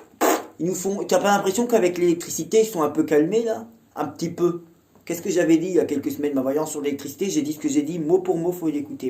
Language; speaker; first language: French; native; French